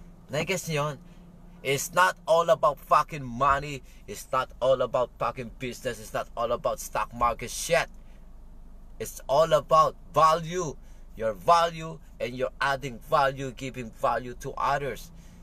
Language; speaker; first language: English; non-native, local second language; Filipino